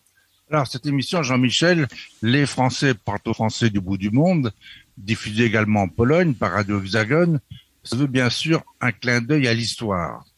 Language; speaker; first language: French; native; French